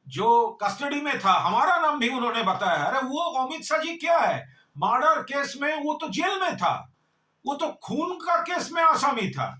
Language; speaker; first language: Hindi; non-native, local second language; Bangla